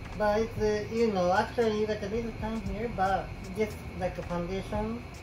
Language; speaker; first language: English; non-native, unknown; Japanese